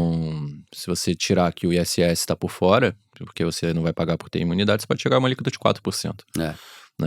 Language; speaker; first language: Portuguese; native; Portuguese